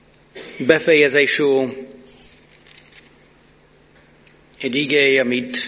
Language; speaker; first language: Hungarian; non-native, fluent; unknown